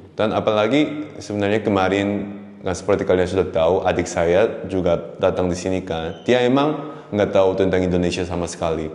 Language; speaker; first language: Indonesian; non-native, fluent; Korean